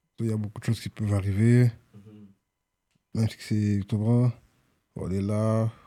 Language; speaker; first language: French; native; French